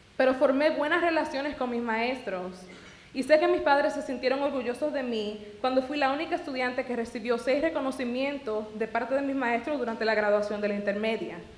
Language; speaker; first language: Spanish; early bilingual, other home language; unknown